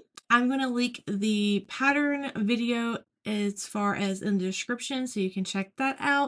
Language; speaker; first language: English; native; English